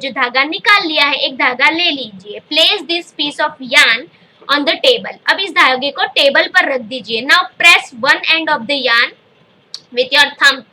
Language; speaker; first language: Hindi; native; Hindi